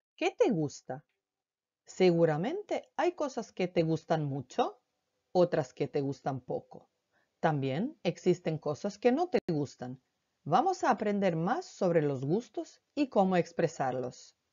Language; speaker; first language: Spanish; non-native, fluent; Croatian